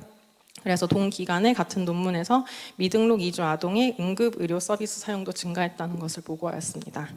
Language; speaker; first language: Korean; native; Korean